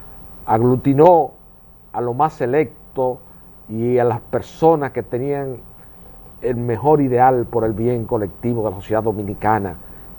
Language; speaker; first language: Spanish; native; Spanish